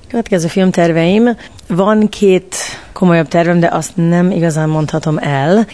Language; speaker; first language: Hungarian; early bilingual, heritage; Hungarian